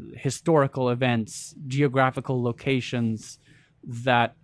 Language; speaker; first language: English; early bilingual, other home language; Arabic